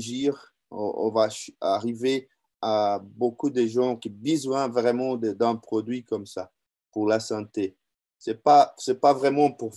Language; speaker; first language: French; non-native, learner; Portuguese